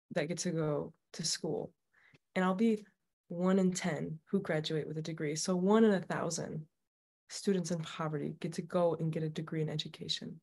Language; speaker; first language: English; native; English